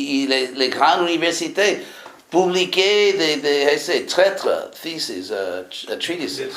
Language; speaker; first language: French; non-native, fluent; English